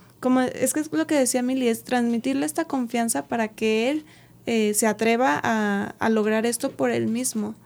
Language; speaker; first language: Spanish; native; Spanish